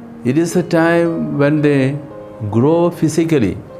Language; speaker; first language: English; non-native, local second language; Malayalam